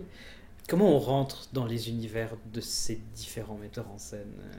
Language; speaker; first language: French; native; French